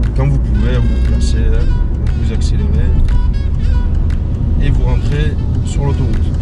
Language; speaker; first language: French; native; French